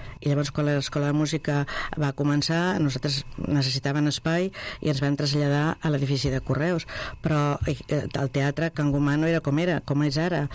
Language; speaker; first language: Catalan; non-native, local second language; Spanish